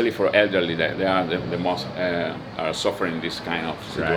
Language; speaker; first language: English; non-native, learner; Spanish